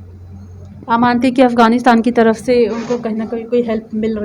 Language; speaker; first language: Hindi; native; Hindi